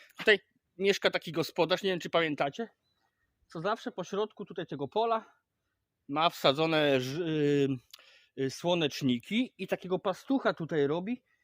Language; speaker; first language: Polish; native; Polish